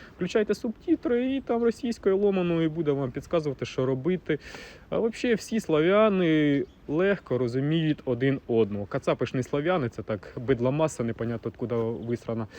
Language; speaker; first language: Ukrainian; non-native, local second language; Russian